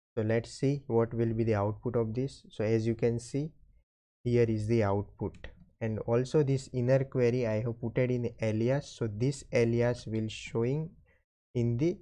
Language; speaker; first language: English; non-native, local second language; Gujarati